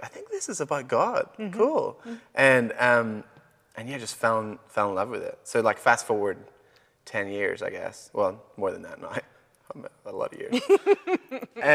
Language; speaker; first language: English; native; English